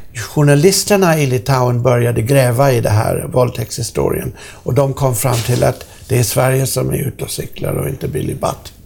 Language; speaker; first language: Swedish; non-native, fluent; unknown